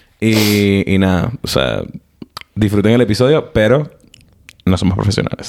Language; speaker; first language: Spanish; early bilingual, heritage; Spanish